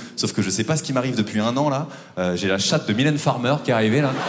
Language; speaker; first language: French; native; French